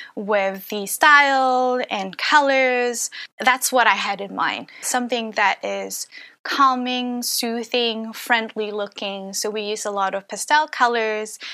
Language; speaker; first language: English; non-native, local second language; Cantonese